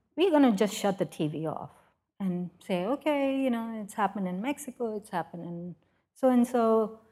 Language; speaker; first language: English; non-native, local second language; Urdu